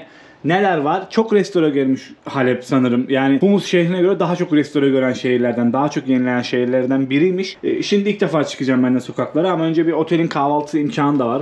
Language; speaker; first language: Turkish; native; Turkish